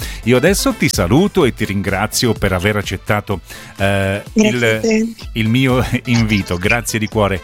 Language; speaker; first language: Italian; native; Italian